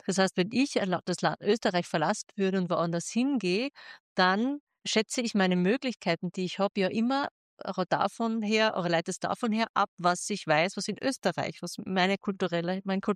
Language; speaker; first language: German; native; German